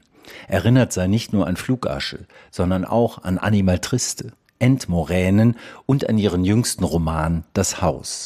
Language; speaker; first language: German; native; German